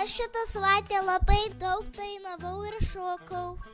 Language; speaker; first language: Lithuanian; early bilingual, heritage; Lithuanian